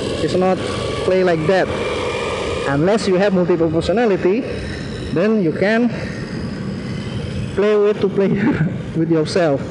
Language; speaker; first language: English; non-native, learner; Indonesian